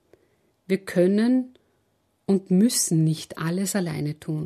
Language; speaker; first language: German; native; German